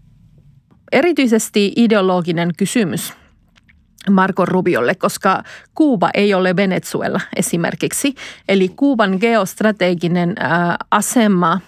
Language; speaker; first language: Finnish; non-native, fluent; Spanish